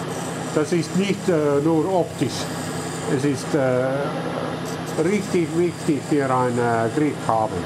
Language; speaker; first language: German; non-native, learner; Finnish